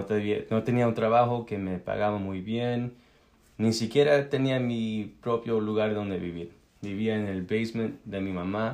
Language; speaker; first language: Spanish; early bilingual, heritage; Spanish